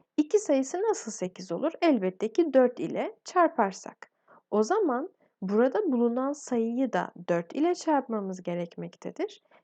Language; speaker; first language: Turkish; native; Turkish